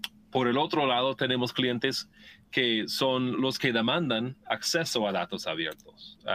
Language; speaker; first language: Spanish; non-native, fluent; English